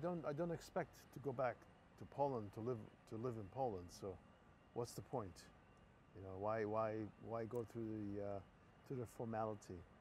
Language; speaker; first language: English; non-native, fluent; Polish